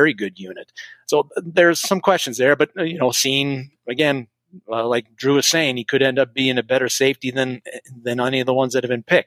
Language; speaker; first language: English; native; English